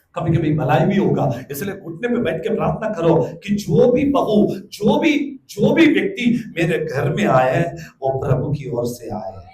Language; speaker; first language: Hindi; non-native, local second language; Telugu